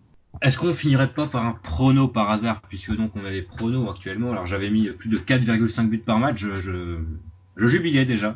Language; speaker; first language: French; native; French